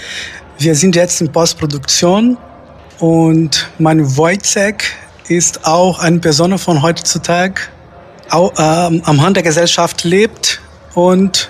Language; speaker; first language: German; non-native, fluent; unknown